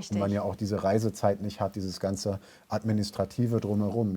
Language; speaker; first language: German; native; German